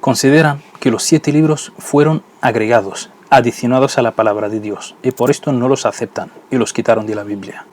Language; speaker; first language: Spanish; non-native, fluent; Arabic